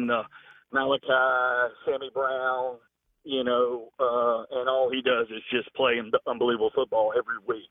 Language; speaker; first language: English; native; English